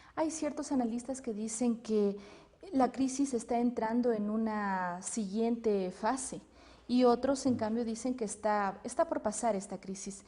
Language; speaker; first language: Spanish; native; Spanish